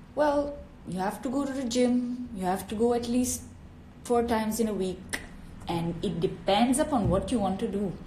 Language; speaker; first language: English; non-native, fluent; Italian